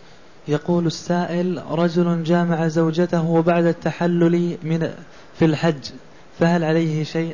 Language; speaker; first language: Arabic; native; Arabic